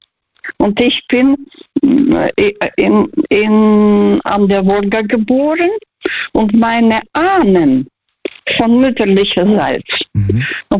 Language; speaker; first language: German; non-native, fluent; Russian